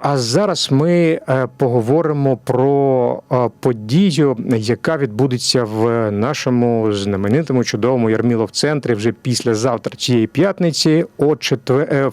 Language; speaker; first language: Ukrainian; native; Ukrainian